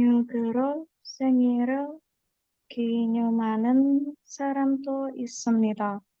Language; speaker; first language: Korean; non-native, learner; Indonesian